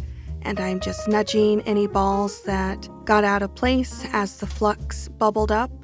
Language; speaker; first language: English; native; English